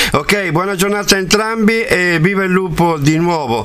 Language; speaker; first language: Italian; native; Italian